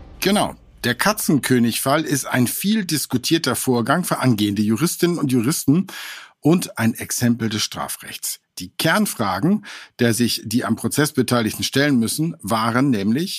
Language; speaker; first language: German; native; German